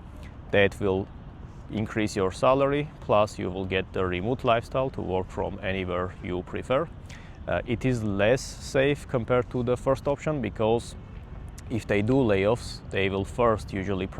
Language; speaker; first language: English; non-native, fluent; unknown